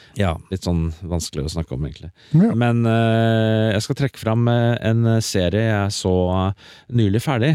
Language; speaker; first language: Norwegian; native; Norwegian